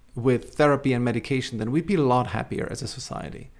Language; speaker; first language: English; non-native, fluent; Czech